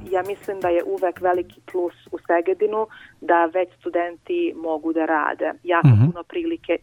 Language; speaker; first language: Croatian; non-native, local second language; Hungarian